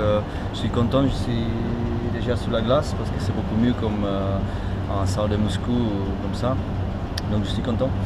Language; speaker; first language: French; non-native, learner; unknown